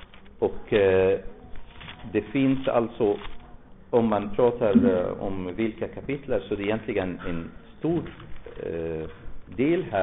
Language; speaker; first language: Swedish; non-native, fluent; Arabic